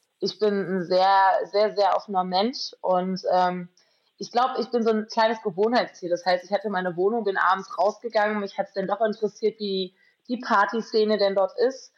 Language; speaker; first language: German; native; German